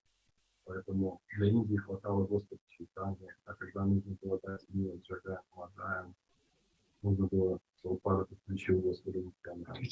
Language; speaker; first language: Russian; native; Russian